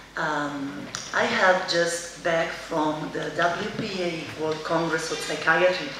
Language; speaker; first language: English; non-native, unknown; Italian